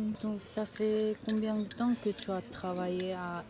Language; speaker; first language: French; non-native, learner; Korean